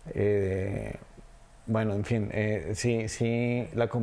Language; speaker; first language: Spanish; native; Spanish